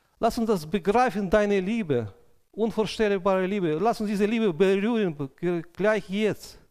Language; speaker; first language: German; non-native, fluent; Russian